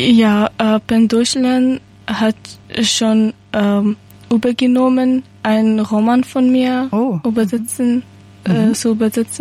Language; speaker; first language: German; non-native, learner; Persian